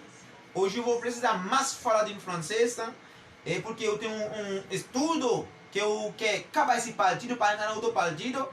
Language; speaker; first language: Portuguese; non-native, learner; Haitian Creole